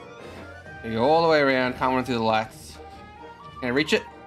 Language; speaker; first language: English; native; English